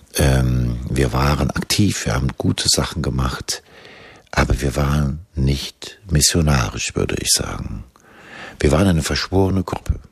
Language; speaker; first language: German; native; German